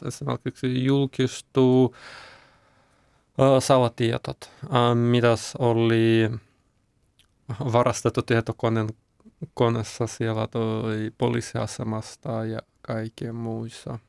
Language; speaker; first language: Finnish; non-native, learner; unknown